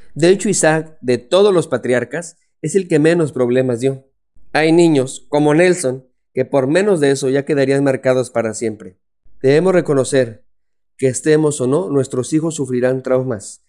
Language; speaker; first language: Spanish; native; Spanish